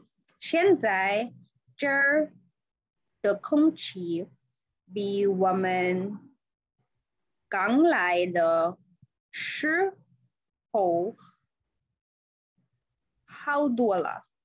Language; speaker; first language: Chinese; non-native, learner; English